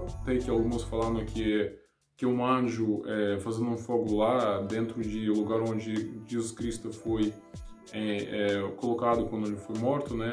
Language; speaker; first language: Portuguese; non-native, learner; Russian